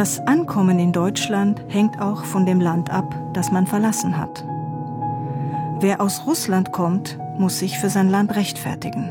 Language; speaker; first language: German; native; German